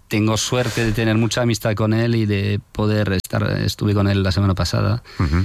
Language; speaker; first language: Spanish; non-native, fluent; French